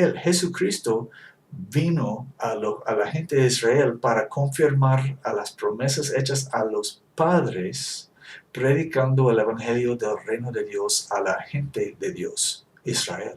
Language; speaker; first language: Spanish; non-native, fluent; English